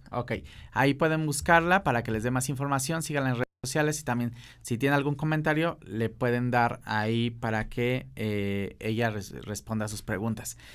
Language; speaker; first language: Spanish; native; Spanish